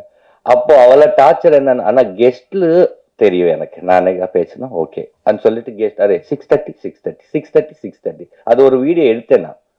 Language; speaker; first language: Tamil; non-native, learner; Telugu